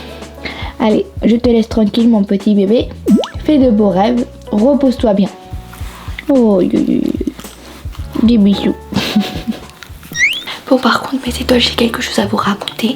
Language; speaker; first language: French; native; French